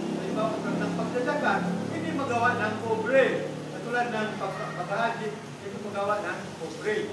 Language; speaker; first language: Filipino; non-native, local second language; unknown